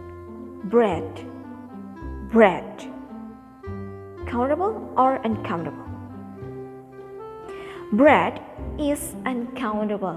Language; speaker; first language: English; non-native, fluent; Indonesian